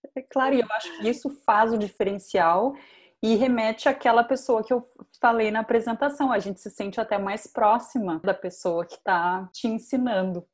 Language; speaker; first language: Portuguese; native; Portuguese